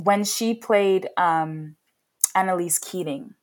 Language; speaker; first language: English; native; English